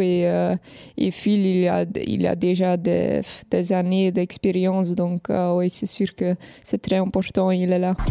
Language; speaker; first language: French; non-native, local second language; Dutch